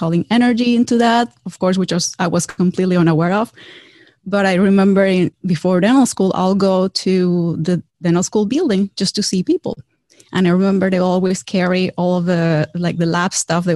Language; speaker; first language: English; non-native, fluent; Spanish